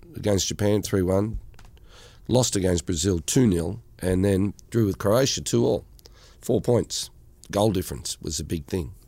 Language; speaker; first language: English; native; English